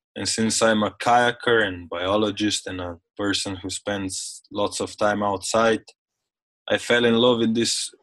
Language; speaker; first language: English; non-native, fluent; Slovenian